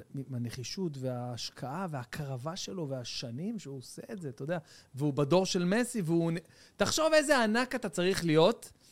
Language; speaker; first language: Hebrew; native; Hebrew